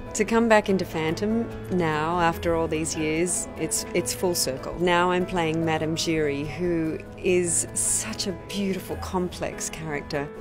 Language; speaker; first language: English; native; English